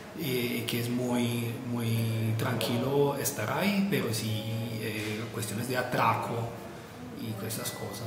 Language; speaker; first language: Spanish; non-native, fluent; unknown